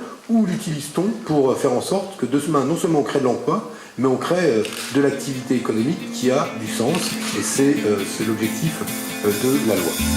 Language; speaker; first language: French; native; French